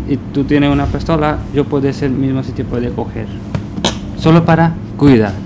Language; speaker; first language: Spanish; non-native, learner; Punjabi